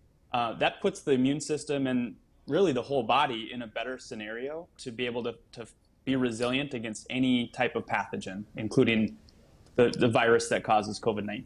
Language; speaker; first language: English; native; English